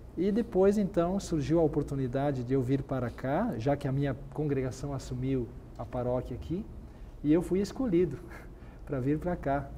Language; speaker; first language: Portuguese; native; Portuguese